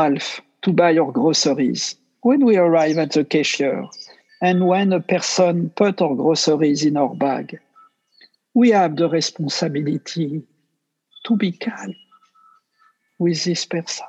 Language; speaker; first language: English; non-native, fluent; French